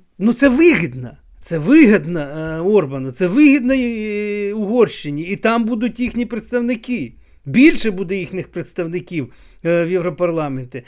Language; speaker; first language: Ukrainian; native; Ukrainian